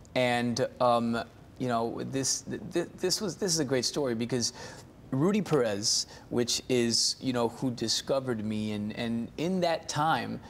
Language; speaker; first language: English; early bilingual, other home language; Spanish